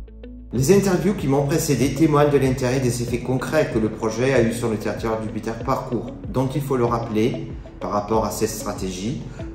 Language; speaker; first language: French; non-native, fluent; Italian